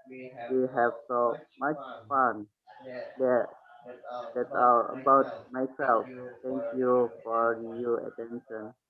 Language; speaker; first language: English; non-native, learner; Indonesian